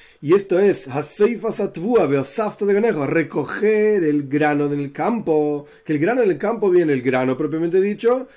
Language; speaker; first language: Spanish; native; Spanish